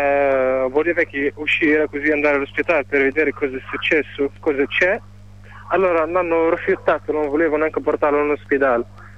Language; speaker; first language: Italian; non-native, fluent; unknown